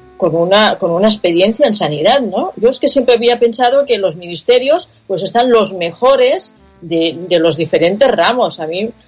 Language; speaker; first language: Spanish; non-native, local second language; Catalan